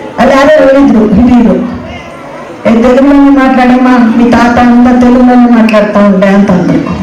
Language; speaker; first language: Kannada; non-native, local second language; Telugu